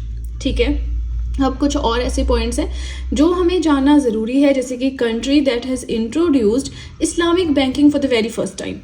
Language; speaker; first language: Hindi; native; Hindi